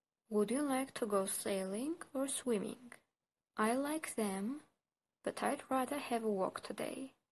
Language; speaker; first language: English; non-native, fluent; Armenian